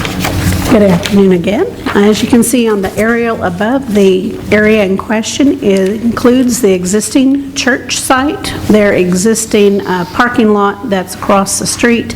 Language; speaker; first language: English; native; English